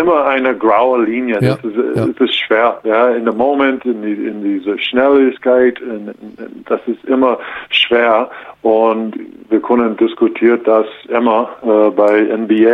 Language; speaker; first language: German; non-native, learner; English